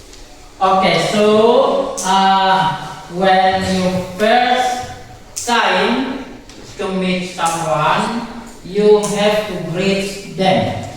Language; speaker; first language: English; non-native, learner; Indonesian